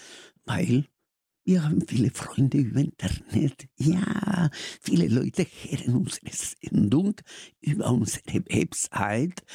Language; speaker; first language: German; non-native, learner; Spanish